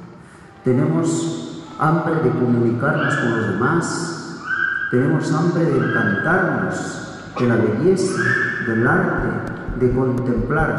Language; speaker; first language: Spanish; native; Spanish